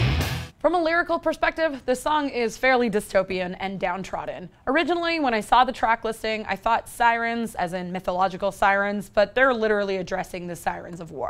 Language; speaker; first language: English; native; English